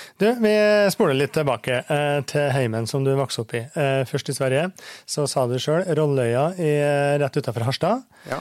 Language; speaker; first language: Norwegian; native; Norwegian